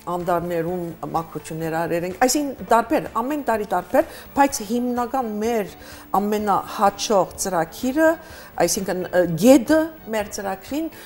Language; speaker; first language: Armenian; early bilingual, heritage; Armenian